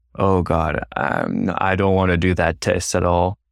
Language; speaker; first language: English; non-native, fluent; French